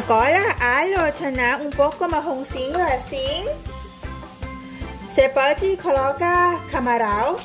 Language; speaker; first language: Portuguese; non-native, learner; Thai